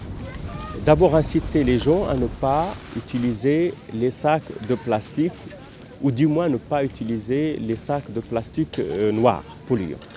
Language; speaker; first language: French; non-native, local second language; Arabic